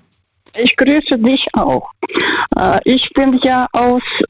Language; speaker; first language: German; non-native, fluent; Russian